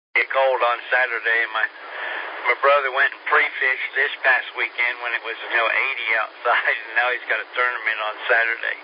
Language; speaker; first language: English; native; English